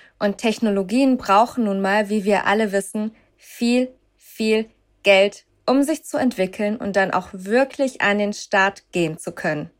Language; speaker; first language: German; native; German